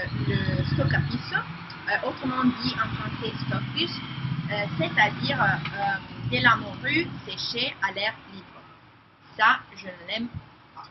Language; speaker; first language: French; non-native, learner; Italian